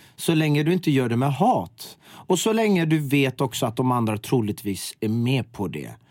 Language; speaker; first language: Swedish; early bilingual, other home language; Persian